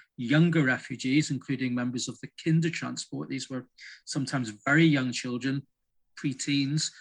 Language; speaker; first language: English; native; English